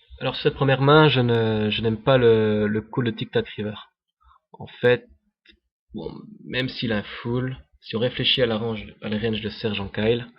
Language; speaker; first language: French; native; French